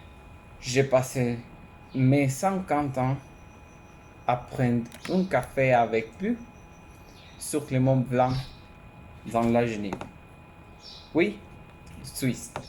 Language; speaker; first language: French; non-native, learner; Spanish